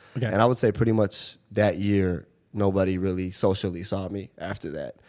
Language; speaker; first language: English; native; English